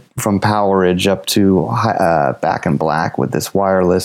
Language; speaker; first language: English; native; English